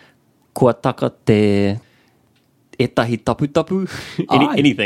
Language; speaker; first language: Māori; non-native, learner; English